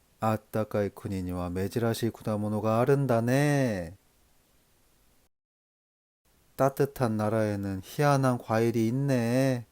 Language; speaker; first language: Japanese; non-native, learner; Korean